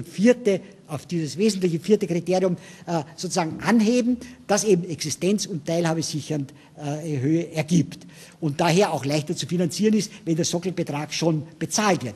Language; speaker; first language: German; native; German